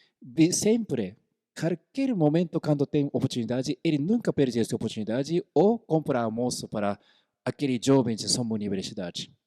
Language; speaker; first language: Portuguese; non-native, fluent; Korean